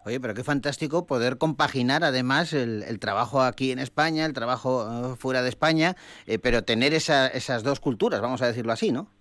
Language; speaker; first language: Spanish; native; Spanish